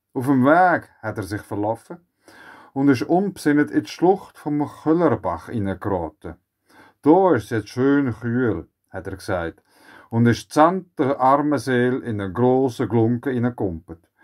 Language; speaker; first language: German; native; German